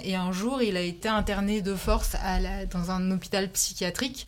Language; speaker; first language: French; native; French